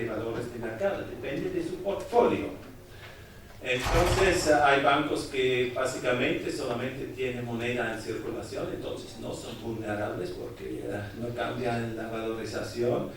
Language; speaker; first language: Spanish; non-native, fluent; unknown